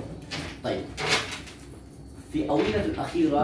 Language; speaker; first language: Arabic; non-native, learner; Uzbek